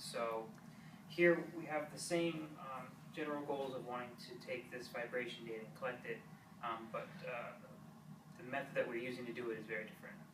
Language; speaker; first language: English; native; English